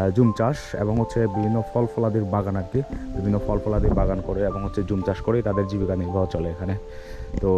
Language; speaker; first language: Bangla; native; Bangla